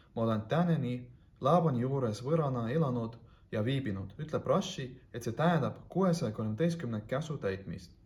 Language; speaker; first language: Estonian; non-native, local second language; Russian